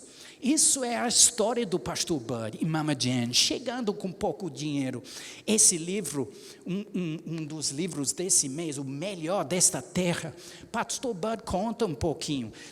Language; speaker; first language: Portuguese; non-native, fluent; English